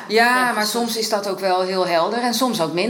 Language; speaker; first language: Dutch; native; Dutch